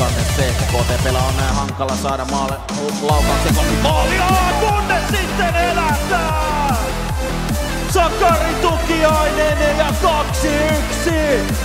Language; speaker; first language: Finnish; native; Finnish